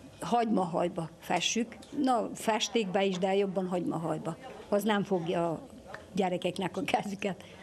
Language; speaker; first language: Hungarian; native; Hungarian